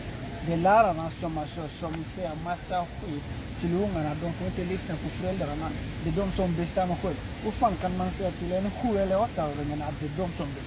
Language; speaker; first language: Swedish; early bilingual, other home language; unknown